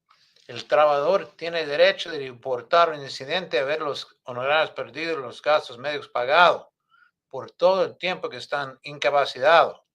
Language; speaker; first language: Spanish; non-native, fluent; English